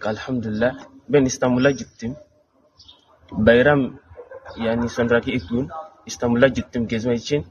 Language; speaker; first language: Turkish; non-native, learner; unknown